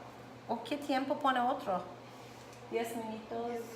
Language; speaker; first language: Spanish; non-native, learner; English